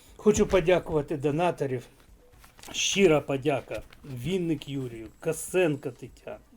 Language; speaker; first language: Ukrainian; non-native, local second language; Russian